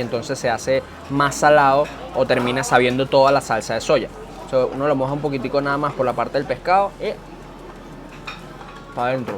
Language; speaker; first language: Spanish; native; Spanish